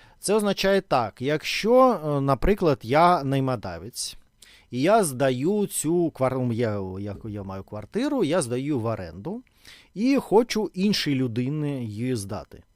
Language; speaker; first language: Ukrainian; non-native, local second language; Russian